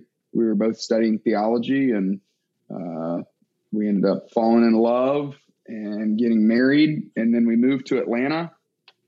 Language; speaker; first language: English; native; English